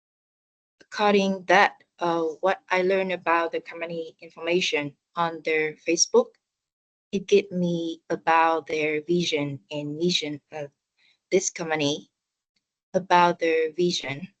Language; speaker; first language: English; non-native, learner; Vietnamese